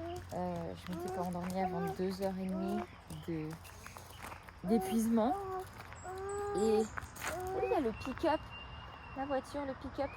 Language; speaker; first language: French; native; French